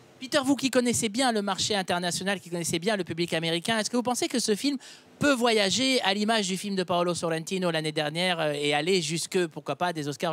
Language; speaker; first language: French; native; French